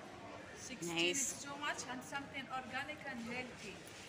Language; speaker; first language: English; non-native, learner; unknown